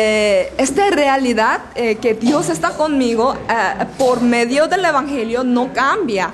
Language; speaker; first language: Spanish; non-native, learner; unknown